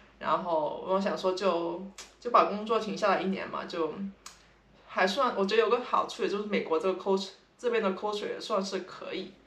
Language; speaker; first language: Chinese; non-native, local second language; Cantonese